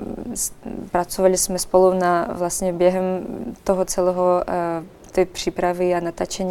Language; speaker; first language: Czech; non-native, fluent; Russian